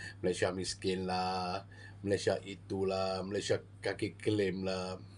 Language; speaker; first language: Malay; native; Malay